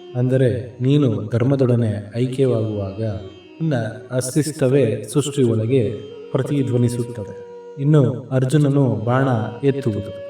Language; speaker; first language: Kannada; native; Kannada